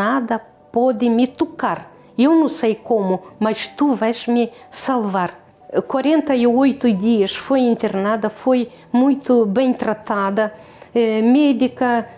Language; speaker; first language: Portuguese; non-native, fluent; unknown